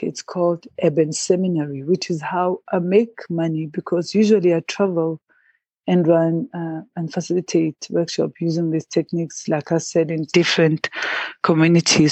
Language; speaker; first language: English; non-native, local second language; Zulu